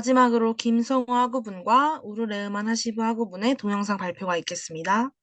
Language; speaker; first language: Korean; native; Korean